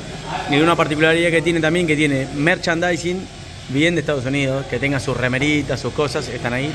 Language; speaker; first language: Spanish; native; Spanish